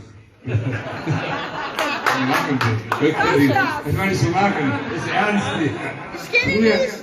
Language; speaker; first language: German; non-native, fluent; Italian